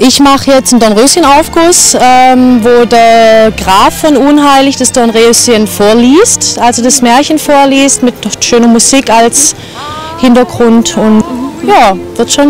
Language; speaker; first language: German; native; German